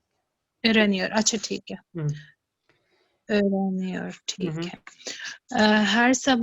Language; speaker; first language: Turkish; non-native, learner; Urdu